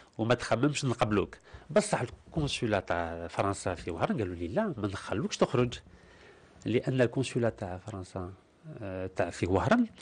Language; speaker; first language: Arabic; early bilingual, heritage; Arabic